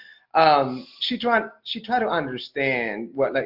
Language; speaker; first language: English; non-native, fluent; Spanish